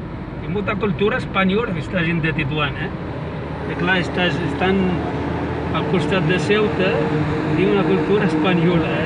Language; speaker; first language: Catalan; non-native, learner; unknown